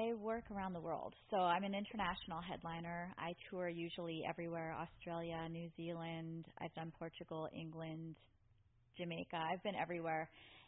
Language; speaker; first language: English; native; English